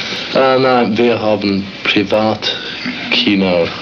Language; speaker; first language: German; non-native, learner; English